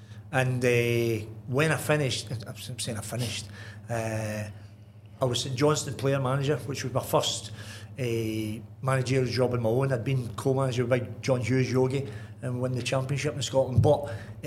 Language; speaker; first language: English; native; English